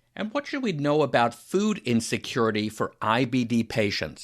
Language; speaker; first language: English; native; English